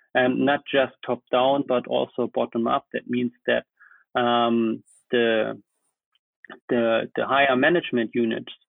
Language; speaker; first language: English; non-native, fluent; German